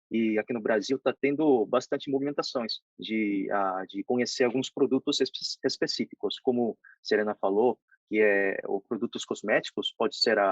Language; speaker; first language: Portuguese; non-native, fluent; Korean